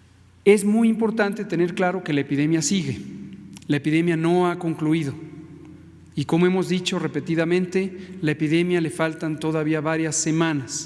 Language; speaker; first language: Spanish; native; Spanish